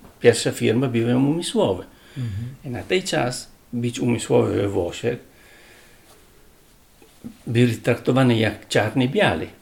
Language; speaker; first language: Polish; non-native, learner; Italian